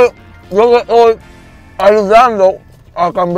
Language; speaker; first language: Spanish; native; Spanish